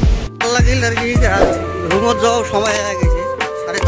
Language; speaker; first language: Hindi; non-native, local second language; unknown